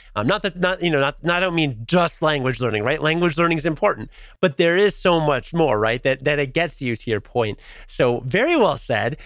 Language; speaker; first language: English; native; English